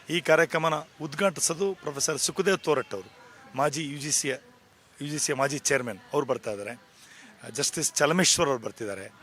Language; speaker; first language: Kannada; native; Kannada